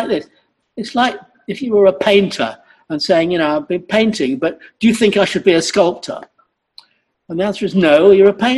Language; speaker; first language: English; native; English